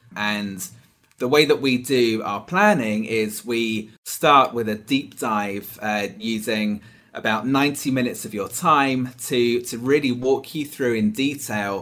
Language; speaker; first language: English; native; English